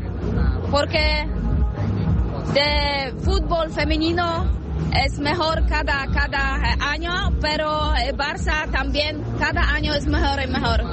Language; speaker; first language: Spanish; non-native, learner; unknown